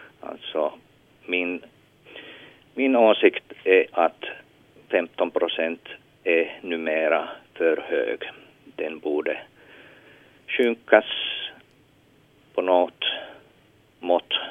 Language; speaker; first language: Swedish; non-native, local second language; Finnish